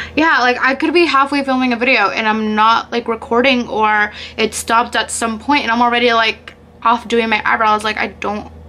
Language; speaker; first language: English; early bilingual, other home language; Spanish